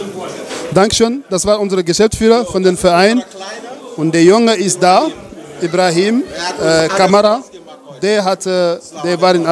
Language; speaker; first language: German; non-native, learner; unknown